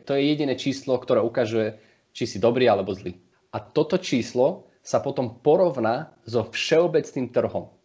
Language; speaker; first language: Slovak; early bilingual, heritage; Slovak